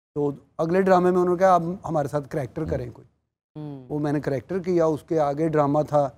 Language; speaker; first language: Urdu; non-native, local second language; Punjabi